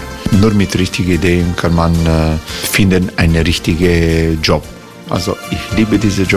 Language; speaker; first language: German; non-native, learner; Croatian